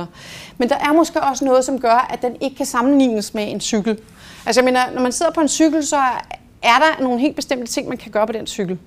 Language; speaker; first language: Danish; native; Danish